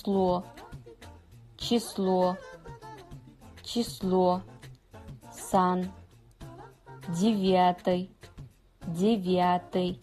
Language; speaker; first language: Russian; non-native, fluent; Kazakh